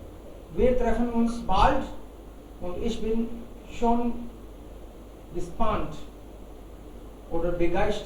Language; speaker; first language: German; non-native, fluent; Hindi